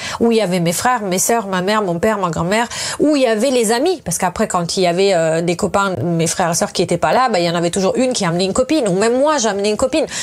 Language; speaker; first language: French; non-native, fluent; Italian